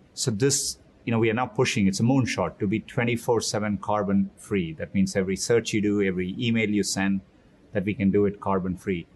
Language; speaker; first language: English; non-native, local second language; Tamil